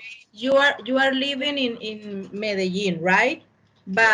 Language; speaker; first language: English; non-native, learner; Spanish